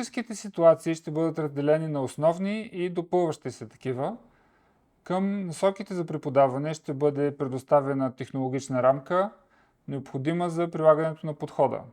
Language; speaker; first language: Bulgarian; native; Bulgarian